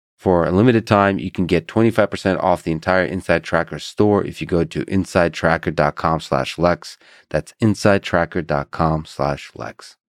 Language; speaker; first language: English; early bilingual, other home language; Russian